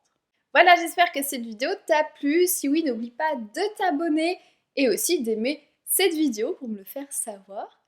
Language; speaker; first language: French; native; French